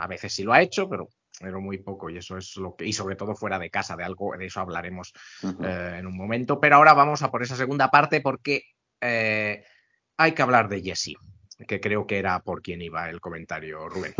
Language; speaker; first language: Spanish; native; Spanish